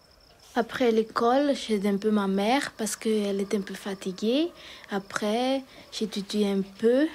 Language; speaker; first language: French; non-native, local second language; Malagasy